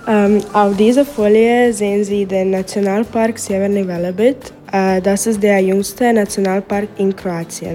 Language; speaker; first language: German; non-native, fluent; Croatian